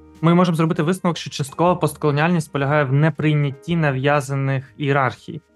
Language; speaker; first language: Ukrainian; native; Ukrainian